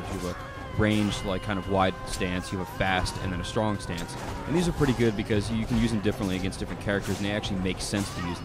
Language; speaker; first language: English; native; English